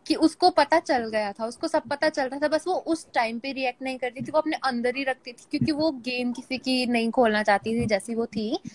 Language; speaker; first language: Hindi; native; Hindi